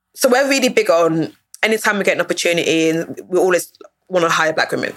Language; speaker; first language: English; native; English